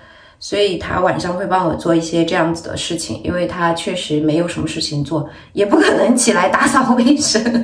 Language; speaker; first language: Chinese; native; Chinese